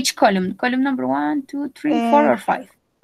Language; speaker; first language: English; non-native, fluent; Spanish